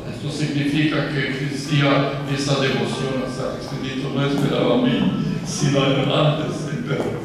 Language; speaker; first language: Spanish; non-native, fluent; Croatian